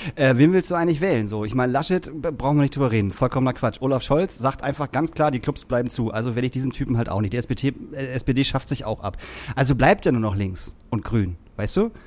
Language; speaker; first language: German; native; German